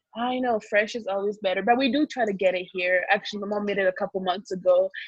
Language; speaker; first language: English; early bilingual, other home language; Kongo